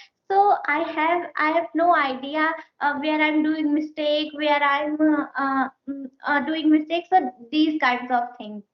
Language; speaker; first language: English; non-native, learner; Hindi